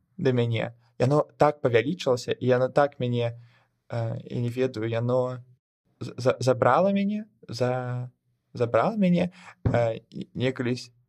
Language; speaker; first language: Belarusian; non-native, local second language; Russian